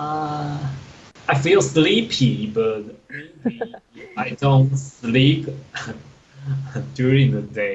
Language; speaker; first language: English; non-native, learner; Chinese